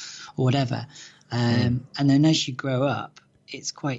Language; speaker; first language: English; native; English